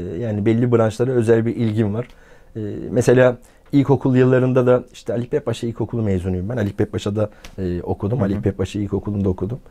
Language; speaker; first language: Turkish; native; Turkish